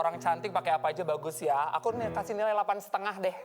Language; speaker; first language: Indonesian; native; Indonesian